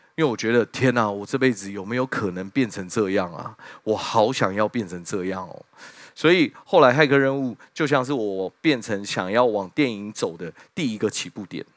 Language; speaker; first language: Chinese; native; Chinese